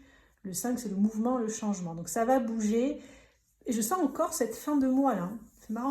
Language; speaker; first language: French; native; French